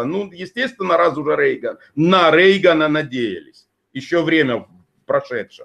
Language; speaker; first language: Russian; native; Russian